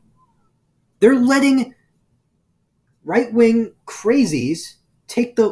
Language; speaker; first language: English; native; English